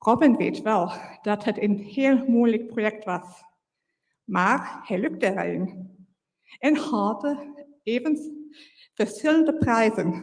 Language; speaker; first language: Dutch; non-native, fluent; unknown